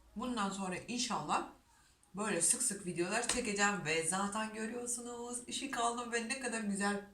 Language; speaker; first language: Turkish; non-native, fluent; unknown